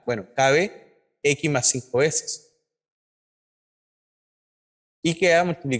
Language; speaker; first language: Spanish; native; Spanish